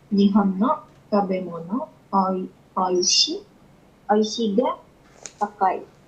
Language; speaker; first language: Japanese; non-native, learner; Indonesian